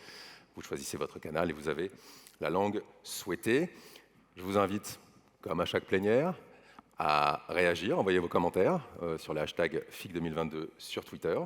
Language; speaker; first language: French; native; French